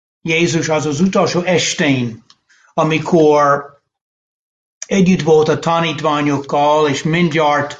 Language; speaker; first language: Hungarian; non-native, fluent; English